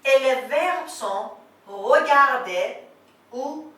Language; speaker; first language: French; non-native, fluent; Persian